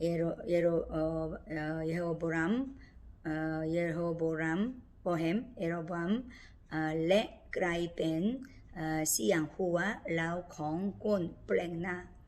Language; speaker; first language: Thai; non-native, learner; Korean